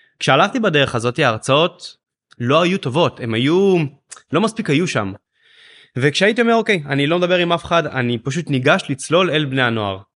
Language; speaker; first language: Hebrew; native; Hebrew